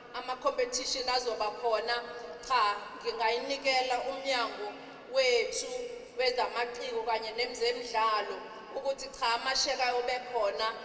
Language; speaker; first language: Zulu; native; Zulu